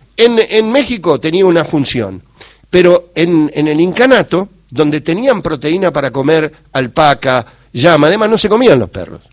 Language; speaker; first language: Spanish; native; Spanish